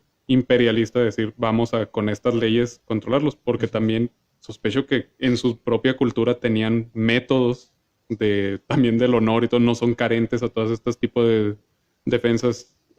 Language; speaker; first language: Spanish; native; Spanish